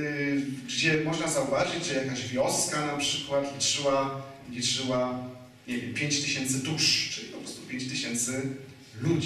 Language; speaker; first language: Polish; native; Polish